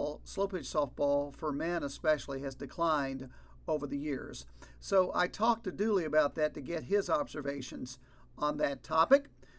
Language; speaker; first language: English; native; English